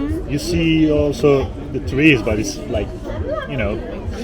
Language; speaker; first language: English; non-native, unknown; Turkish